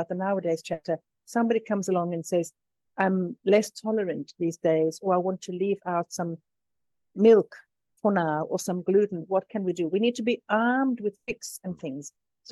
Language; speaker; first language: English; native; English